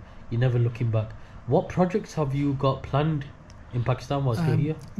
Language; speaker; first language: English; native; English